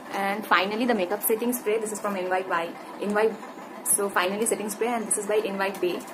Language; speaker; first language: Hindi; non-native, local second language; Bangla